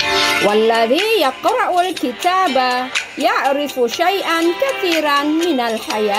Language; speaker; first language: Arabic; non-native, fluent; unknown